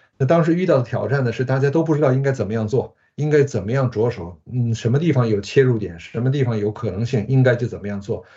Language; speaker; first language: Chinese; early bilingual, other home language; Japanese